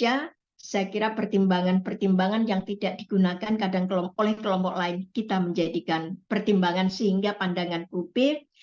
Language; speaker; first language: Indonesian; native; Indonesian